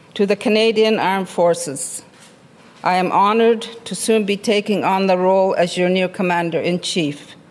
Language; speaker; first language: English; non-native, local second language; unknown